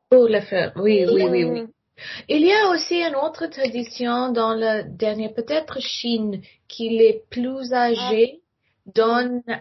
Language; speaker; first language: French; non-native, learner; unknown